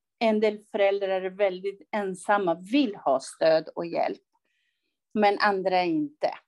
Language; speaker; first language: Swedish; non-native, fluent; Persian